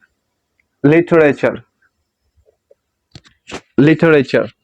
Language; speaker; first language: English; non-native, learner; Bangla